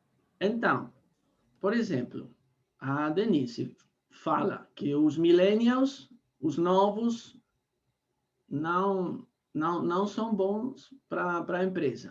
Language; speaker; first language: Portuguese; non-native, fluent; Spanish